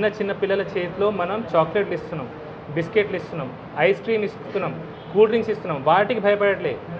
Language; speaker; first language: Telugu; non-native, fluent; Hindi